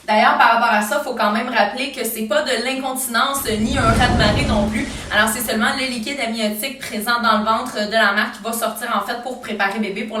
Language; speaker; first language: French; native; French